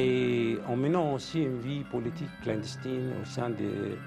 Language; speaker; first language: French; non-native, fluent; Arabic